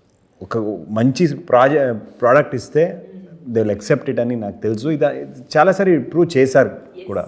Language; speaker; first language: Telugu; non-native, learner; Kannada